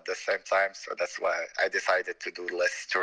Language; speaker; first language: English; non-native, fluent; Arabic